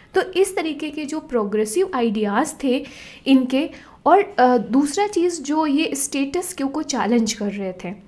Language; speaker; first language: Hindi; native; Hindi